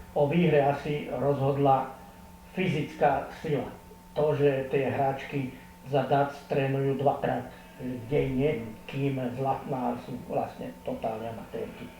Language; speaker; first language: Slovak; non-native, local second language; Hungarian